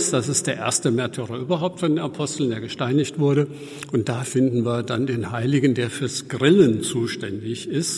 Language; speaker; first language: German; native; German